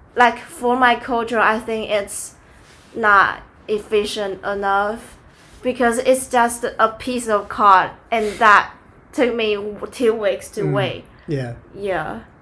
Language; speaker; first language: English; non-native, fluent; Chinese